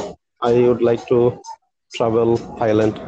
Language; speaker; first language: English; non-native, learner; Bangla